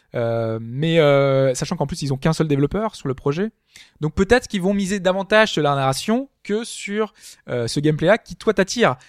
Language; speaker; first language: French; native; French